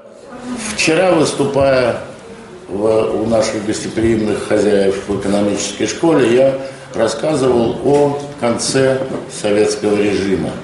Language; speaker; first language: Russian; native; Russian